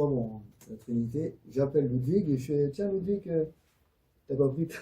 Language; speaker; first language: French; native; French